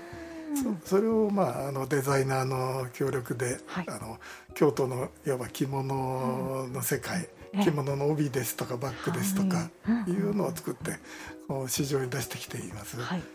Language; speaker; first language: Japanese; native; Japanese